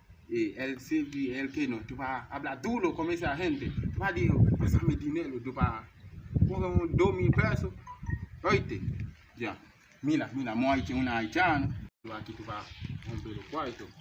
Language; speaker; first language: Spanish; non-native, learner; Haitian Creole